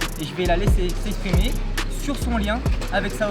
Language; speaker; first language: French; native; French